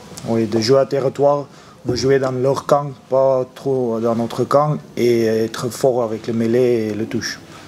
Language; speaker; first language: French; non-native, fluent; Afrikaans